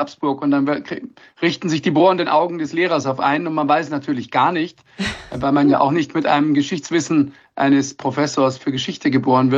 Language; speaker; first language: German; native; German